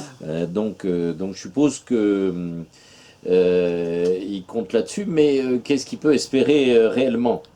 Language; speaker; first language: French; native; French